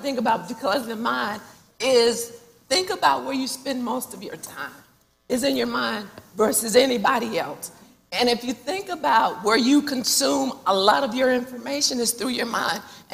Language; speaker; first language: English; native; English